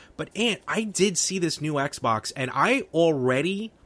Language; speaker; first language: English; native; English